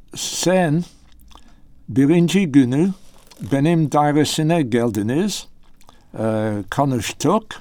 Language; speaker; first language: Turkish; non-native, learner; English